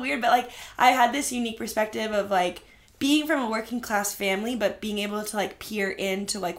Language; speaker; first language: English; native; English